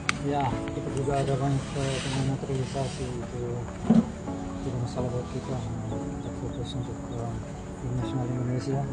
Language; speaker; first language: Indonesian; non-native, fluent; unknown